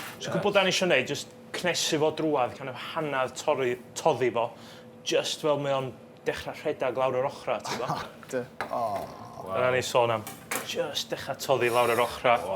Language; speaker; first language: Welsh; native; Welsh